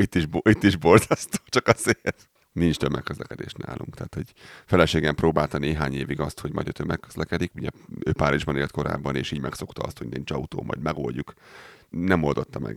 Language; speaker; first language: Hungarian; native; Hungarian